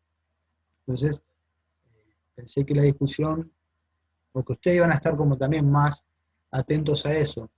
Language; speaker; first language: Spanish; native; Spanish